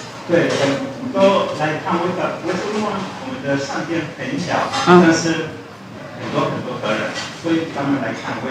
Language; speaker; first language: Chinese; non-native, learner; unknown